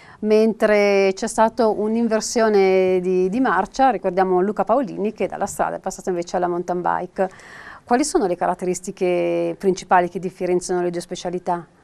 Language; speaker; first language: Italian; native; Italian